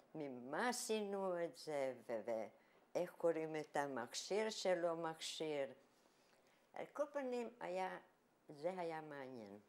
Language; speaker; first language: Hebrew; non-native, fluent; German